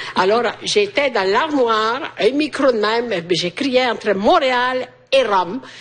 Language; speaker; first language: French; non-native, fluent; Italian